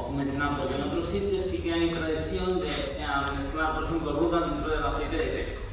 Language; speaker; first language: Spanish; non-native, local second language; Catalan